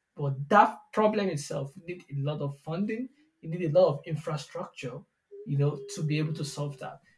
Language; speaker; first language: English; non-native, local second language; Yoruba